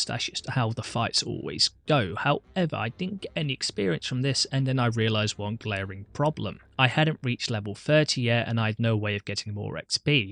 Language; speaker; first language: English; native; English